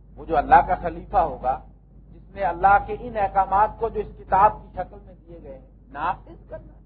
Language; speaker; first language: Urdu; native; Urdu